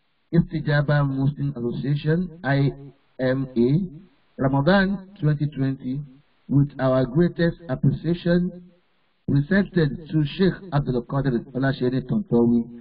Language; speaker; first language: English; non-native, local second language; Yoruba